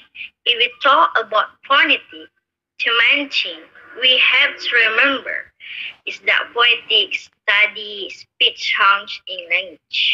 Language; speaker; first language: English; non-native, learner; Indonesian